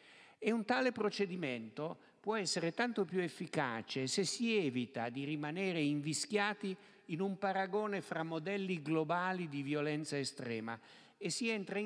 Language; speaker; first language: Italian; native; Italian